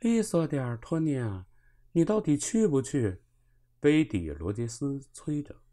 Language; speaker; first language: Chinese; native; Chinese